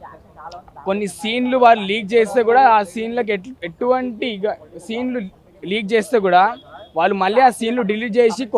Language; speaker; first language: Telugu; native; Telugu